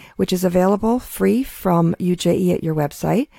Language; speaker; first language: English; early bilingual, other home language; Ukrainian